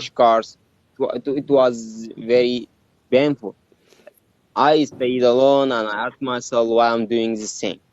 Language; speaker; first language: English; non-native, learner; Arabic